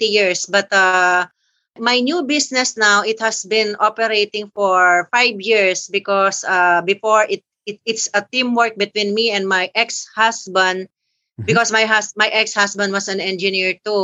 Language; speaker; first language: English; non-native, local second language; Filipino